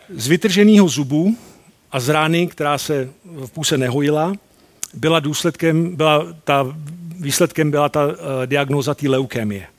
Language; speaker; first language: Czech; native; Czech